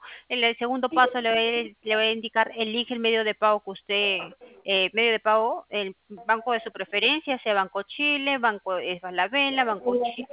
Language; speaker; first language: Spanish; native; Spanish